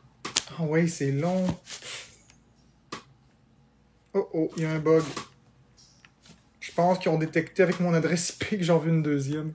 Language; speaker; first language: French; native; French